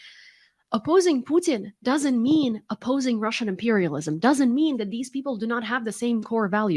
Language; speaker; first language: English; non-native, fluent; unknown